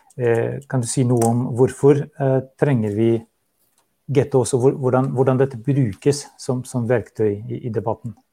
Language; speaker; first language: Norwegian; non-native, fluent; Albanian